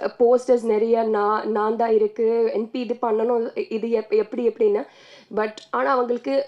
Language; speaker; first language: Tamil; non-native, learner; Telugu